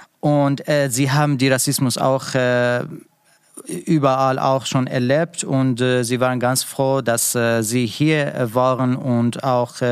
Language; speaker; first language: German; non-native, learner; Persian